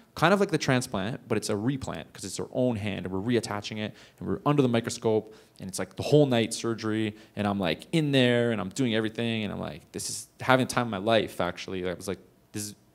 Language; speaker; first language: English; native; English